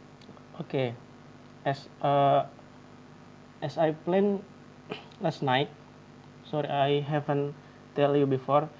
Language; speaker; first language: English; non-native, learner; Indonesian